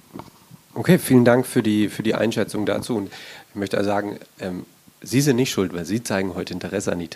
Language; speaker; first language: German; native; German